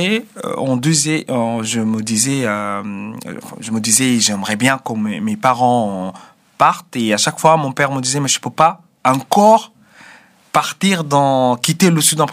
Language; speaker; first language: French; non-native, fluent; Arabic